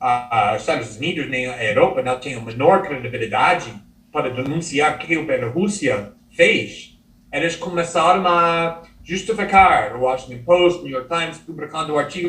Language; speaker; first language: Portuguese; non-native, fluent; English